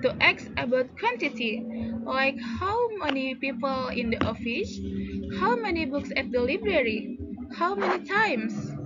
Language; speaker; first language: English; non-native, learner; Indonesian